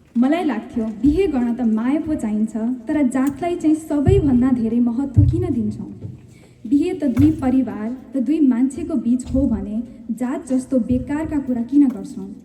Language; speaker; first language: Nepali; early bilingual, heritage; Nepali